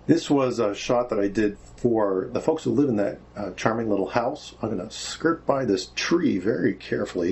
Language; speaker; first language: English; native; English